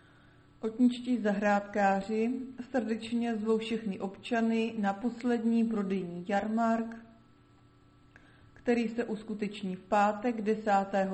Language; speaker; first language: Czech; native; Czech